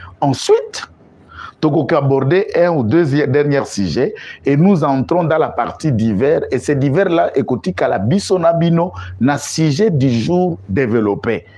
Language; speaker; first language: French; non-native, local second language; Lingala